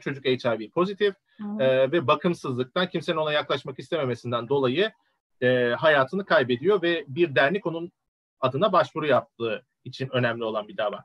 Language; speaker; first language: Turkish; native; Turkish